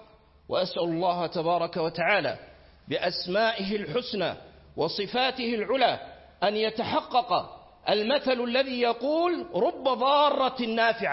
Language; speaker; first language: Arabic; native; Arabic